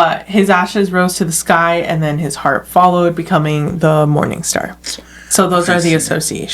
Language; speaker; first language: English; native; English